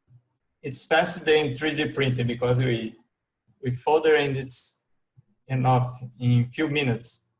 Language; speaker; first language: English; non-native, learner; Portuguese